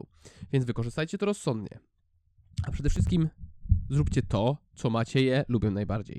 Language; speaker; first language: Polish; native; Polish